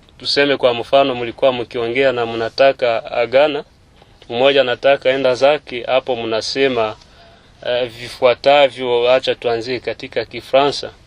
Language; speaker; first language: Swahili; non-native, local second language; Kinyarwanda